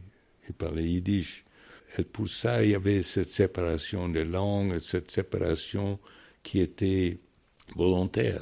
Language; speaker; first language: French; non-native, fluent; English